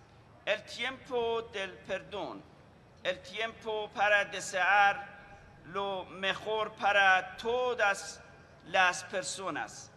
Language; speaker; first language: Spanish; non-native, fluent; Persian